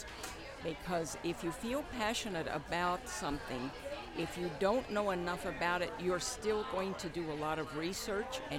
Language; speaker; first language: English; non-native, fluent; Spanish